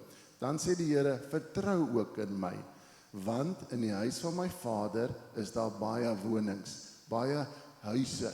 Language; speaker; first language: Afrikaans; native; Afrikaans